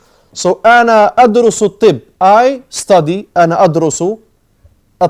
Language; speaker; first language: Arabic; non-native, fluent; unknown